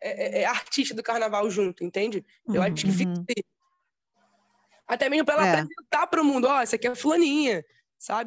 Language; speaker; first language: Portuguese; native; Portuguese